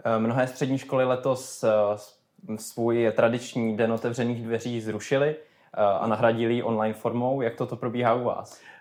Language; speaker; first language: Czech; native; Czech